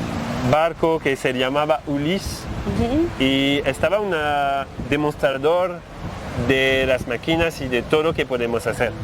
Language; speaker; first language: Spanish; non-native, learner; French